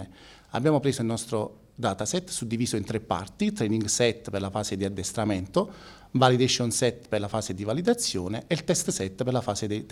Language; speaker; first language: Italian; native; Italian